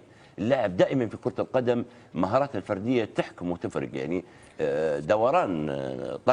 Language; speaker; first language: Arabic; native; Arabic